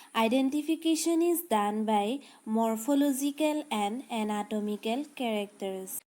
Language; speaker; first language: English; non-native, local second language; Assamese